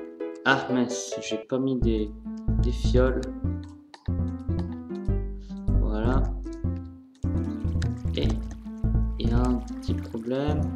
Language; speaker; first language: French; native; French